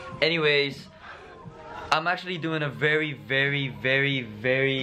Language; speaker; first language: English; early bilingual, other home language; Korean